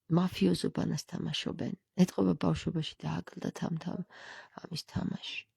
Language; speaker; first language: Georgian; native; Georgian